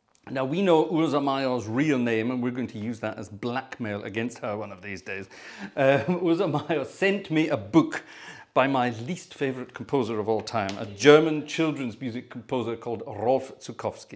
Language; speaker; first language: English; native; English